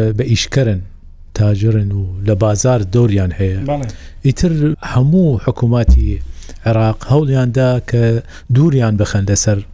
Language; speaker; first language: Central Kurdish; non-native, local second language; Southern Kurdish